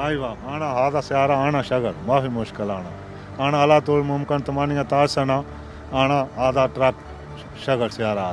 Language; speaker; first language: Arabic; non-native, learner; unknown